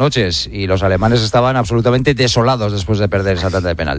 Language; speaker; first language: Spanish; native; Spanish